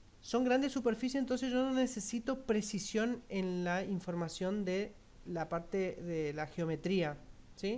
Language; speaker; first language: Spanish; native; Spanish